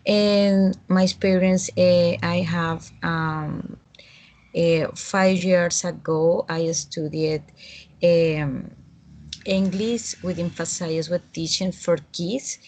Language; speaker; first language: English; non-native, learner; Spanish